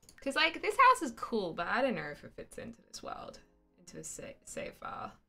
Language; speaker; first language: English; native; English